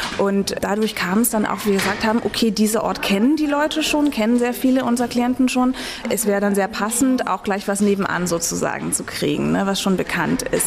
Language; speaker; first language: German; native; German